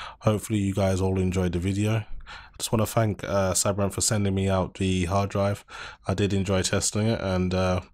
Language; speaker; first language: English; native; English